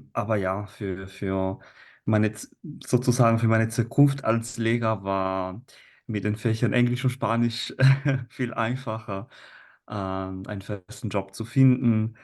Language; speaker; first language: German; non-native, fluent; Italian